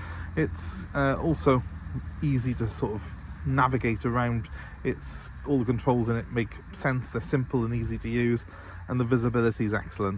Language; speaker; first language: English; native; English